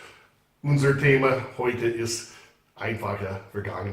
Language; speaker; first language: German; non-native, fluent; English